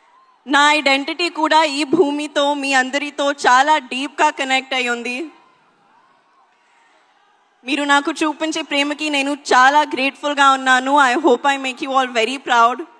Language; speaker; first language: Telugu; non-native, learner; Hindi